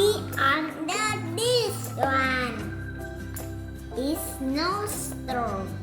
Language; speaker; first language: English; non-native, learner; Vietnamese